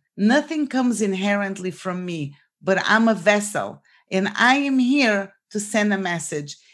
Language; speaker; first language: English; non-native, fluent; Portuguese